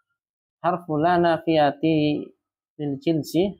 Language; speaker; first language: Arabic; non-native, fluent; Indonesian